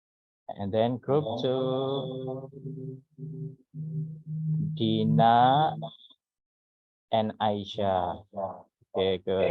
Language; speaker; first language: English; non-native, fluent; Indonesian